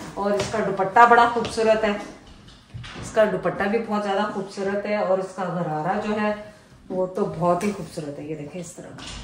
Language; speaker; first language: Urdu; native; Urdu